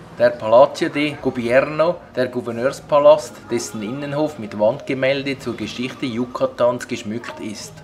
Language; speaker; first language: German; native; German